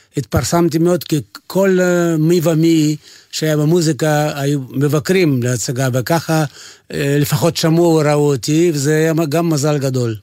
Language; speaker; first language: Hebrew; non-native, fluent; Russian